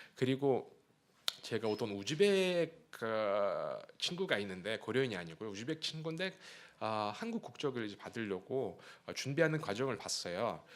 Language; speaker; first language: Korean; non-native, fluent; Russian